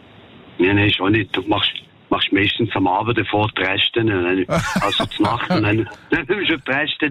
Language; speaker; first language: German; native; German